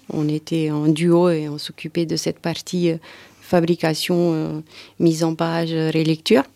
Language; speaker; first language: French; non-native, fluent; Italian